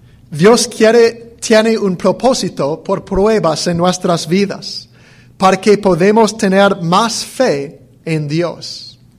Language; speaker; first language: Spanish; non-native, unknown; English